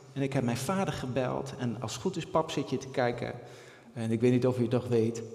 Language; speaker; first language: Dutch; native; Dutch